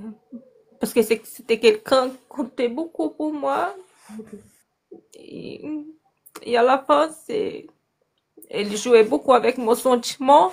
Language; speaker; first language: French; non-native, learner; Portuguese